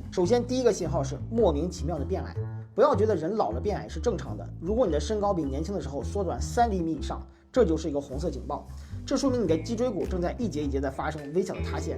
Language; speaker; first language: Chinese; native; Chinese